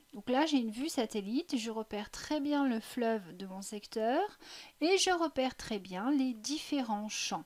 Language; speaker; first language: French; native; French